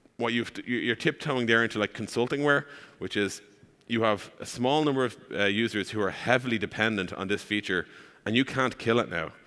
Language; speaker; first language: English; native; English